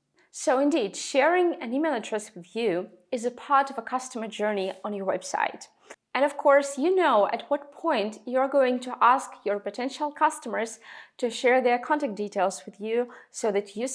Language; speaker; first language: English; non-native, fluent; Russian